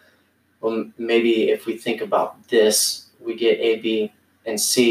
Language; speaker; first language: English; native; English